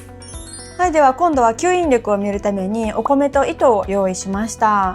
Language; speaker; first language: Japanese; native; Japanese